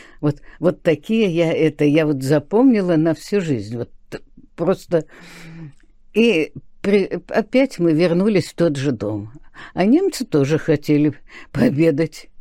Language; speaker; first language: Russian; early bilingual, other home language; Spanish